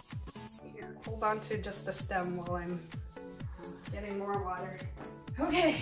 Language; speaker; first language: English; native; English